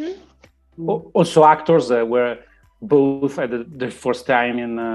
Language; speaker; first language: English; non-native, learner; Italian